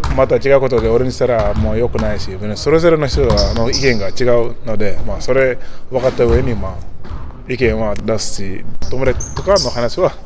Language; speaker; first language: Japanese; non-native, fluent; Wolof